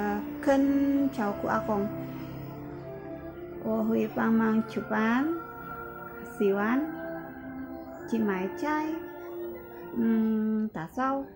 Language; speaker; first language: Chinese; non-native, learner; Indonesian